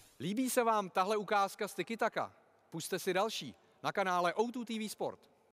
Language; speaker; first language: Czech; native; Czech